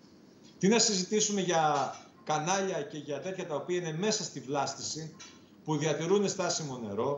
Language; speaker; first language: Greek; native; Greek